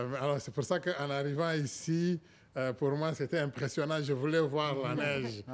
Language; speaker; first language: French; non-native, local second language; Swahili